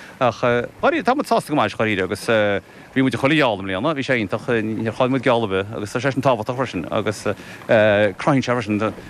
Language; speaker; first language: Irish; native; Irish